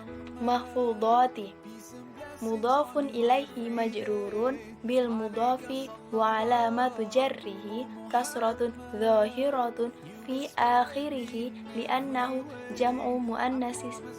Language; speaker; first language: Arabic; non-native, learner; Indonesian